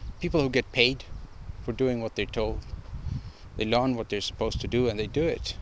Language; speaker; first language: English; non-native, fluent; Swedish